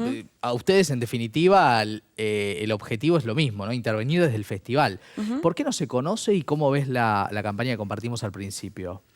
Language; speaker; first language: Spanish; native; Spanish